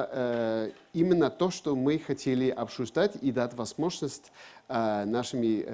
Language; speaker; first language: Russian; non-native, fluent; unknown